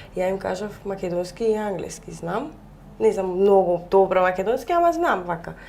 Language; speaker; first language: Macedonian; early bilingual, heritage; Macedonian